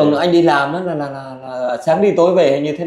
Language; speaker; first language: Vietnamese; native; Vietnamese